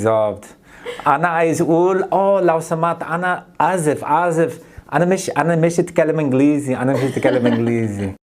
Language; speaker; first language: Arabic; non-native, learner; English